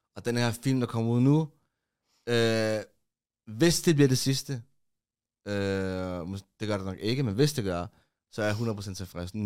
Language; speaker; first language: Danish; early bilingual, other home language; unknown